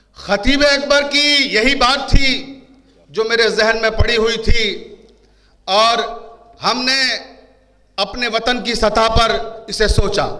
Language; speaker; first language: Hindi; native; Hindi